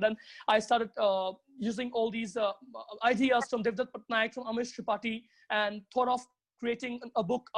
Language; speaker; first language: English; non-native, local second language; Bangla